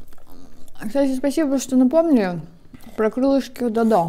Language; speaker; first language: Russian; native; Russian